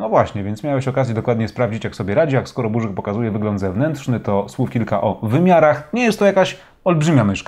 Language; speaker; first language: Polish; native; Polish